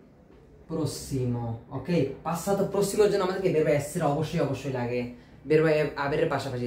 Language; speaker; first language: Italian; non-native, fluent; Bangla